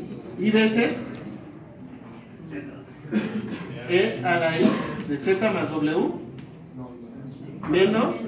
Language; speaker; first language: Spanish; native; Spanish